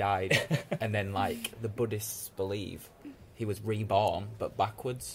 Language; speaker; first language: English; native; English